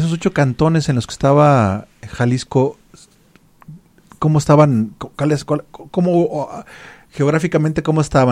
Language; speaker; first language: Spanish; native; Spanish